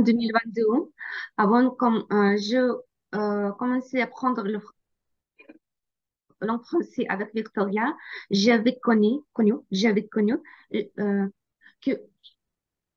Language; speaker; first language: French; non-native, learner; Ukrainian